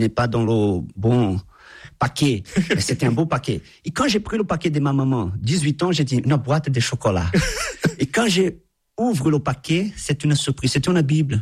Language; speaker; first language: French; non-native, fluent; Portuguese